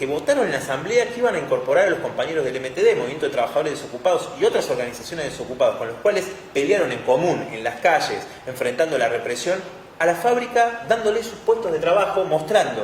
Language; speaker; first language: Spanish; native; Spanish